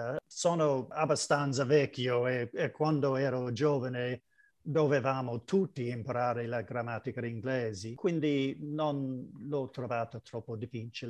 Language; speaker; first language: Italian; non-native, learner; English